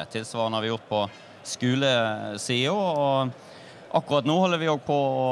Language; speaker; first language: Norwegian; native; Norwegian